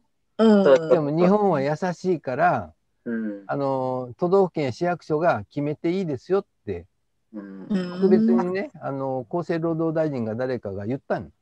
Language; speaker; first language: Japanese; native; Japanese